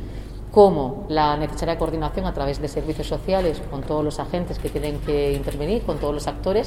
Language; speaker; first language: Spanish; native; Spanish